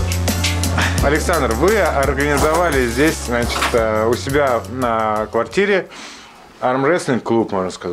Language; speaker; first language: Russian; native; Russian